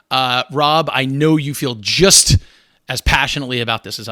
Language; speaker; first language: English; native; English